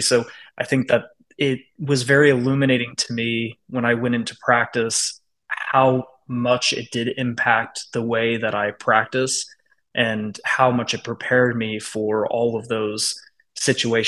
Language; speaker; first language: English; native; English